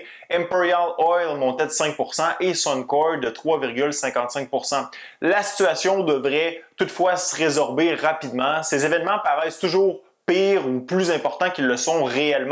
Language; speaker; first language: French; native; French